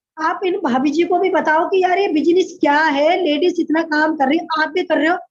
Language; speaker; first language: Hindi; native; Hindi